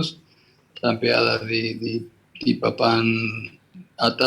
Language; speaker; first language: Indonesian; non-native, fluent; Spanish